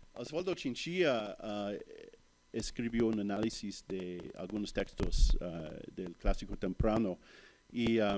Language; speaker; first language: Spanish; non-native, fluent; English